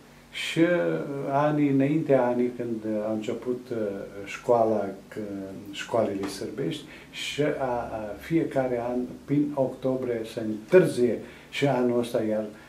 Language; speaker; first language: Romanian; non-native, local second language; Serbian